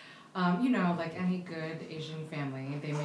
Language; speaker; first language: English; early bilingual, other home language; Filipino